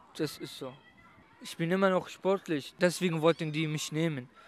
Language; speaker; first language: German; non-native, learner; Kurdish